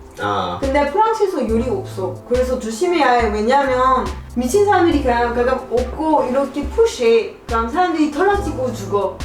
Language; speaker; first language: Korean; non-native, learner; French